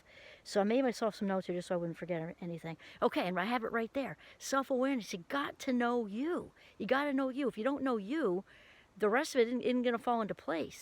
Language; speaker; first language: English; native; English